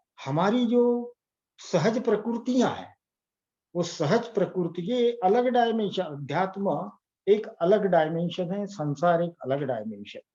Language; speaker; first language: Hindi; non-native, local second language; Marathi